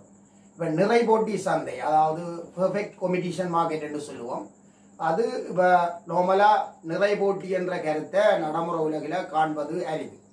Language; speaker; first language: Tamil; native; Tamil